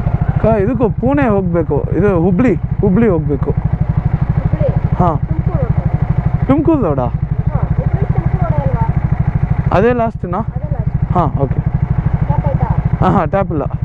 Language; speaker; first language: Kannada; non-native, learner; Tamil